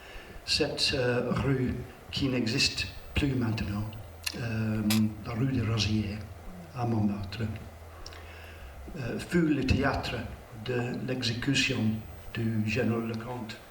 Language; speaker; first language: French; non-native, learner; English